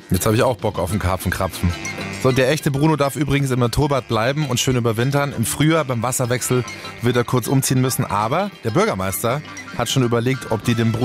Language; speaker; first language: German; native; German